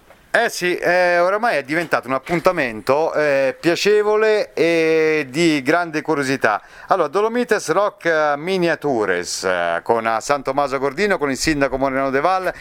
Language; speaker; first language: Italian; native; Italian